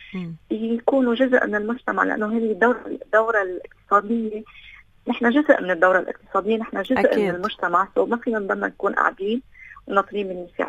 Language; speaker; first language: Arabic; native; Arabic